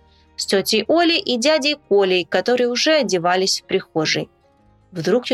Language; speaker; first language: Russian; native; Russian